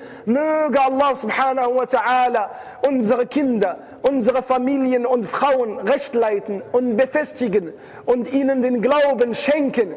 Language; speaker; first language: German; non-native, fluent; Arabic